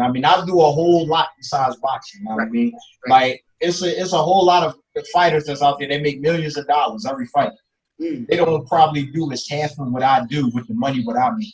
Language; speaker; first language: English; native; English